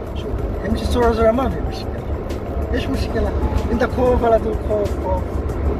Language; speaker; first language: Arabic; non-native, learner; Bangla